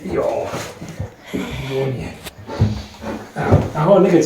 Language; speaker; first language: Chinese; non-native, fluent; Italian